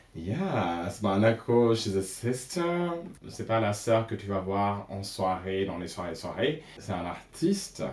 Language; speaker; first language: French; non-native, local second language; Wolof